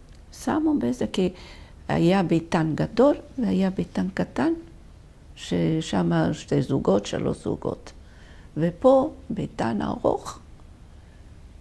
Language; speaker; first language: Hebrew; non-native, fluent; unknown